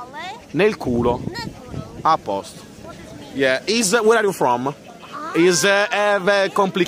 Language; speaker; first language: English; non-native, learner; Italian